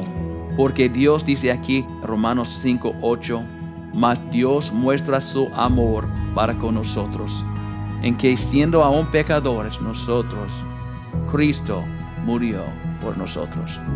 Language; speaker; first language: Spanish; non-native, fluent; English